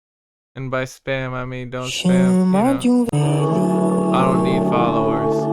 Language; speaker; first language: English; native; English